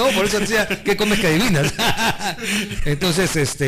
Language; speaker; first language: Spanish; native; Spanish